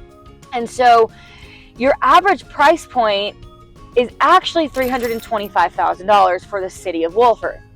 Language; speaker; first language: English; native; English